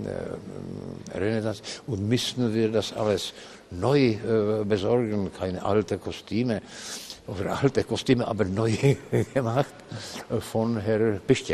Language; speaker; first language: German; non-native, learner; Czech